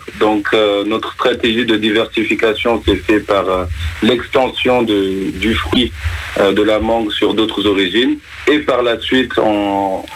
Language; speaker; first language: French; non-native, local second language; Wolof